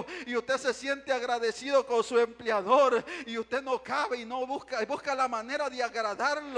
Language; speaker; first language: Spanish; native; Spanish